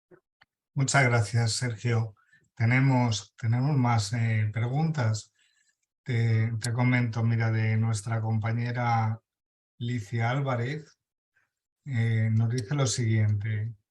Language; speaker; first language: Spanish; native; Spanish